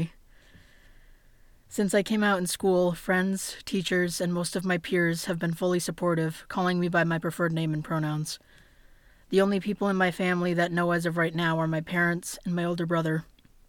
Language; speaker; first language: English; native; English